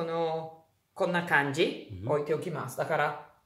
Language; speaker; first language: Japanese; non-native, learner; Italian